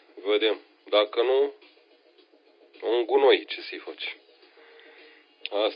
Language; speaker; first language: Romanian; native; Romanian